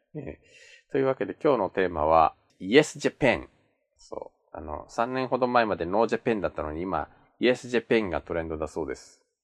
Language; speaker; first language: Japanese; native; Japanese